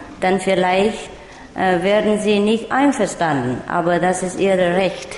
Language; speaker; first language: German; non-native, learner; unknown